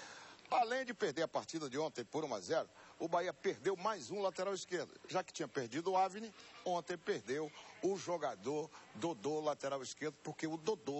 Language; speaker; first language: Portuguese; native; Portuguese